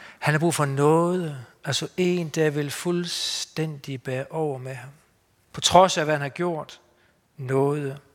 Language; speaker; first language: Danish; native; Danish